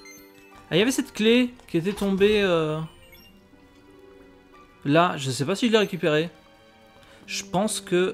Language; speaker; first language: French; native; French